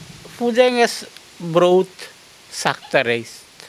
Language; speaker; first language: Dutch; non-native, local second language; Caribbean Hindustani